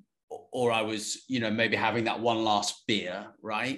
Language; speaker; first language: English; native; English